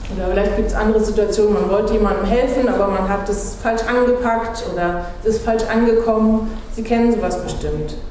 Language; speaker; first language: German; native; German